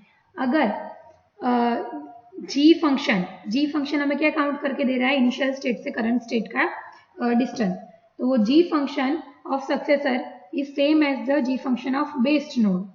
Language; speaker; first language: Hindi; non-native, local second language; Gujarati